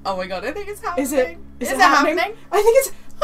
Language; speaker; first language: English; native; English